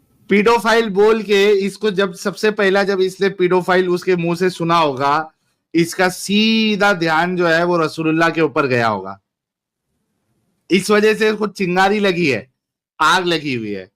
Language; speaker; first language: Hindi; native; Hindi